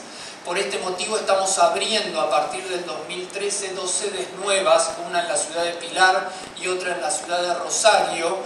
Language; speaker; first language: Spanish; native; Spanish